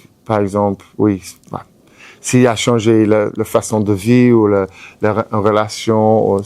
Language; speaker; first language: French; non-native, fluent; English